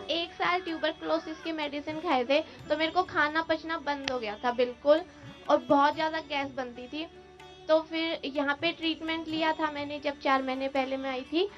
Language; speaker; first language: Hindi; native; Hindi